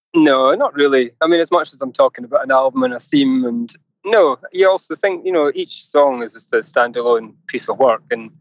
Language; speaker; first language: English; native; English